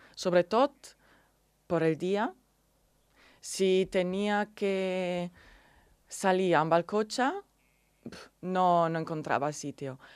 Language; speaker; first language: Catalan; non-native, learner; Italian